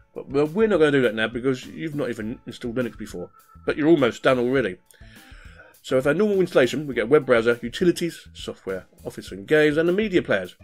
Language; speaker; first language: English; native; English